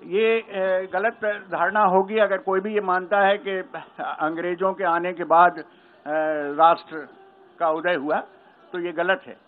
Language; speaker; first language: Hindi; native; Hindi